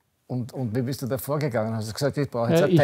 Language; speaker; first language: German; native; German